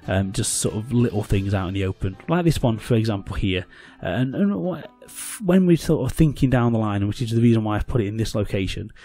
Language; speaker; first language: English; native; English